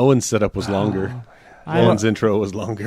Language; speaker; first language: English; native; English